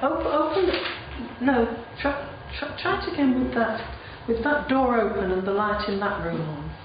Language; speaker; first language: English; native; English